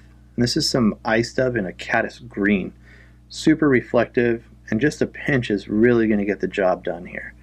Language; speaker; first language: English; native; English